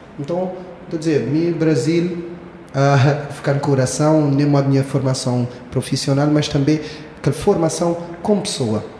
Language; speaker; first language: Portuguese; non-native, local second language; Kabuverdianu